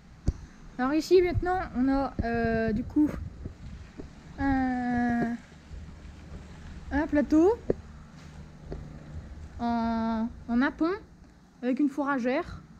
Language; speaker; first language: French; native; French